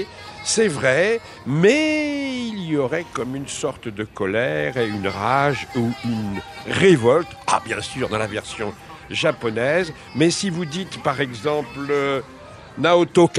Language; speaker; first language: French; native; French